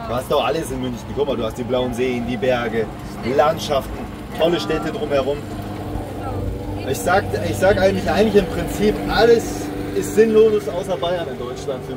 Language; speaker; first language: German; native; German